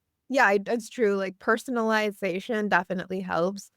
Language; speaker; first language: English; native; English